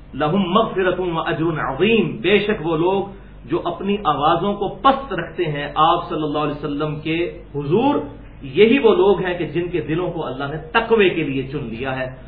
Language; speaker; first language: Urdu; native; Urdu